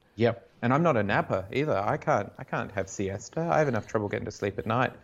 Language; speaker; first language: English; native; English